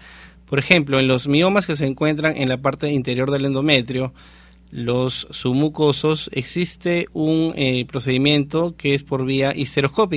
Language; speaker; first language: Spanish; native; Spanish